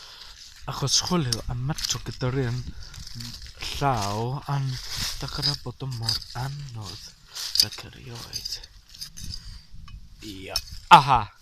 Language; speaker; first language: Welsh; non-native, learner; English